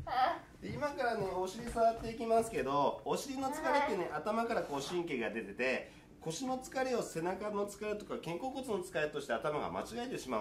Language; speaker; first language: Japanese; native; Japanese